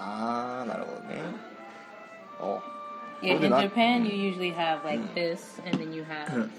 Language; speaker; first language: English; non-native, learner; Japanese